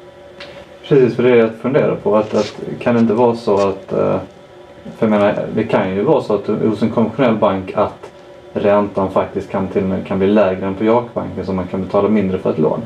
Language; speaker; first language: Swedish; native; Swedish